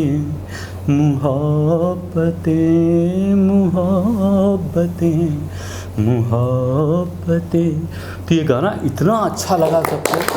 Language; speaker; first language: Hindi; native; Hindi